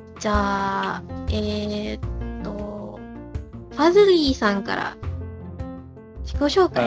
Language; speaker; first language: Japanese; non-native, learner; Malay